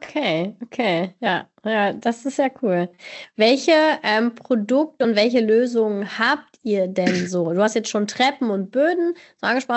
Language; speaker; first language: German; native; German